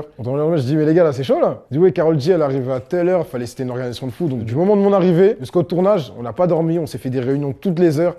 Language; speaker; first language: French; native; French